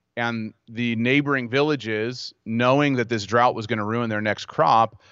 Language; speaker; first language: English; native; English